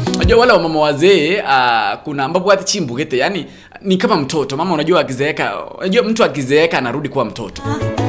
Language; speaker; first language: Swahili; non-native, local second language; Gusii